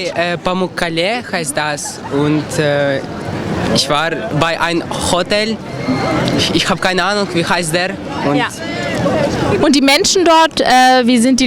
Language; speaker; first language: German; non-native, learner; Ukrainian